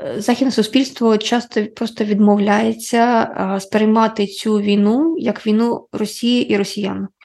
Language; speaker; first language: Ukrainian; non-native, local second language; Russian